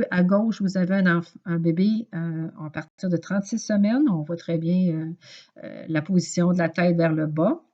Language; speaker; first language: French; native; French